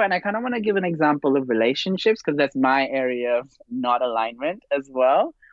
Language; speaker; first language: English; non-native, fluent; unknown